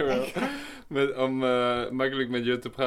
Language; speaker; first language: Dutch; non-native, learner; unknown